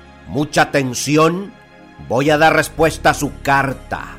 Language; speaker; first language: Spanish; native; Spanish